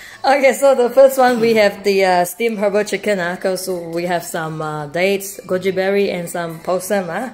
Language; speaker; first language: English; non-native, local second language; Chinese